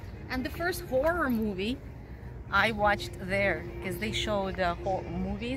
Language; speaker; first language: English; non-native, fluent; Russian